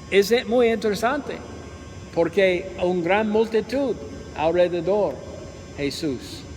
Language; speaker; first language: Spanish; non-native, learner; English